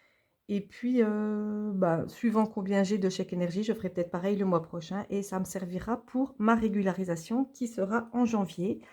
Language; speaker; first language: French; native; French